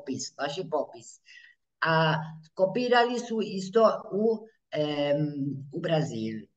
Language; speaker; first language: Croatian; early bilingual, heritage; Croatian